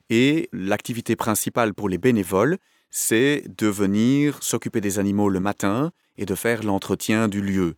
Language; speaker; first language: French; native; French